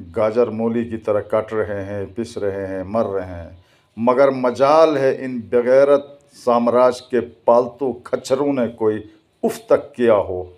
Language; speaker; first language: Urdu; native; Urdu